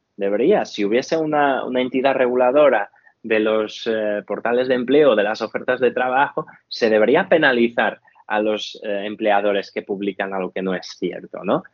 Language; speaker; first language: Spanish; non-native, fluent; Portuguese